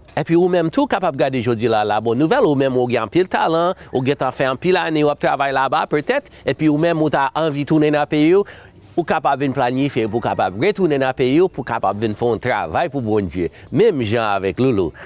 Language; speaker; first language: Haitian Creole; native; Haitian Creole